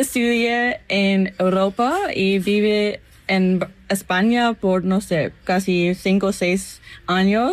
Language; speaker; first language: Spanish; non-native, learner; English